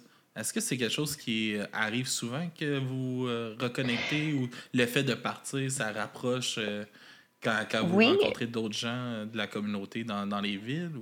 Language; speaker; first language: French; native; French